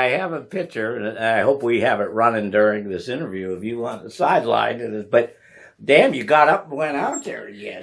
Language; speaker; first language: English; native; English